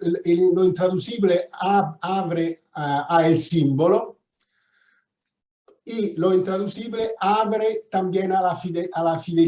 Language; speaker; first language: Spanish; non-native, fluent; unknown